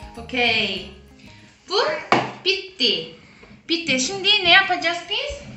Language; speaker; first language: Turkish; non-native, fluent; Korean